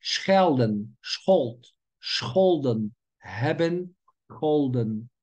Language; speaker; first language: Dutch; non-native, learner; Turkish